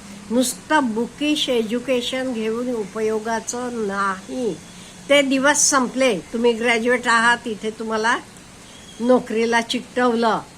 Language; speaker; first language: Marathi; native; Marathi